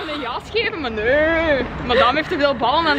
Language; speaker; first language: Dutch; native; Dutch